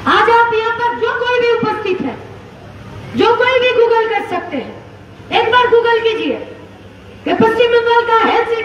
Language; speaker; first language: Hindi; non-native, local second language; Bangla